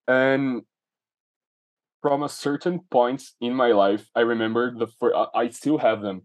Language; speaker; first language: English; non-native, fluent; Portuguese